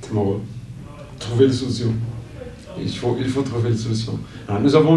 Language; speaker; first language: French; non-native, fluent; Portuguese